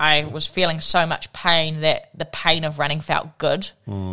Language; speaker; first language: English; native; English